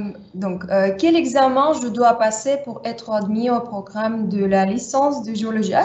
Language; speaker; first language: French; non-native, fluent; Russian